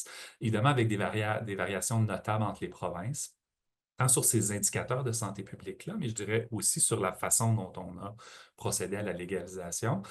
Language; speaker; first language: French; native; French